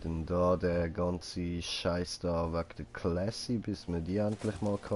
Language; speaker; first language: German; native; German